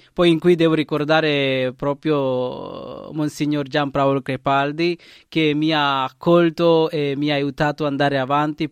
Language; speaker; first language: Italian; non-native, fluent; Sinhala